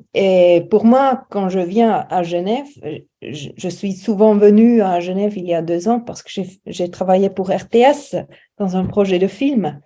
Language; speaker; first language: French; non-native, fluent; German